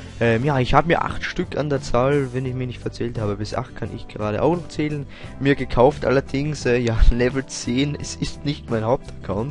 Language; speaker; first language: German; native; German